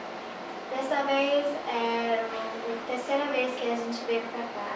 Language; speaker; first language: Portuguese; early bilingual, heritage; English